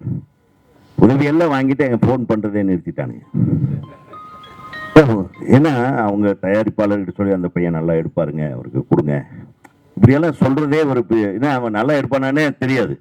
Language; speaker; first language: Tamil; native; Tamil